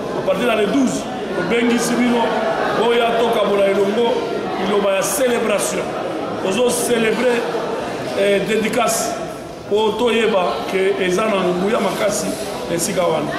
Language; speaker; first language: Lingala; native; Lingala